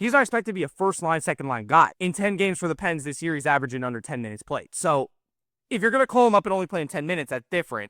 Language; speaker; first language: English; native; English